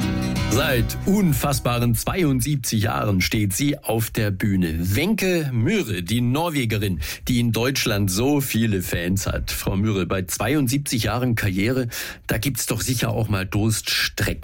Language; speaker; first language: German; native; German